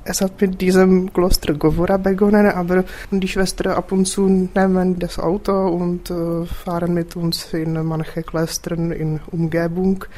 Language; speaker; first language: German; non-native, fluent; Czech